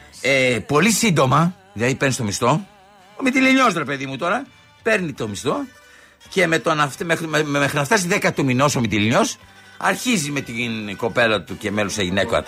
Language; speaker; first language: Greek; native; Greek